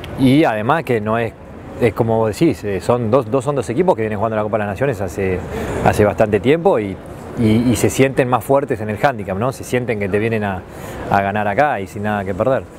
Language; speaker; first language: Spanish; native; Spanish